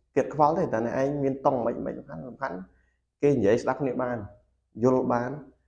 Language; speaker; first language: Khmer; native; Khmer